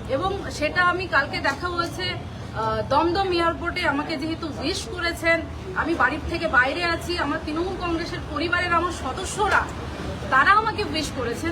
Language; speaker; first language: Bangla; non-native, local second language; Santali